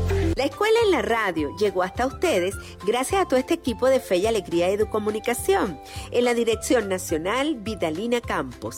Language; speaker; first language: Spanish; native; Spanish